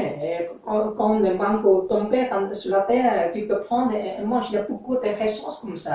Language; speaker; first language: French; non-native, learner; English